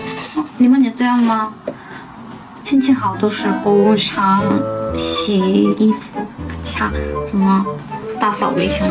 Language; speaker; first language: Chinese; non-native, learner; Korean